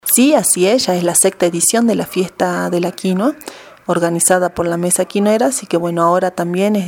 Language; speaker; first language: Spanish; native; Spanish